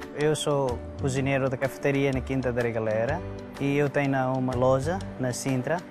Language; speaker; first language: Portuguese; non-native, learner; Nepali